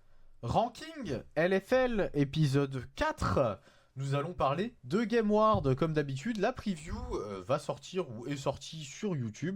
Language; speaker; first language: French; native; French